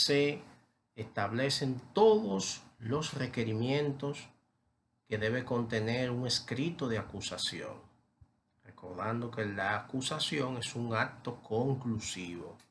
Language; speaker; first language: Spanish; native; Spanish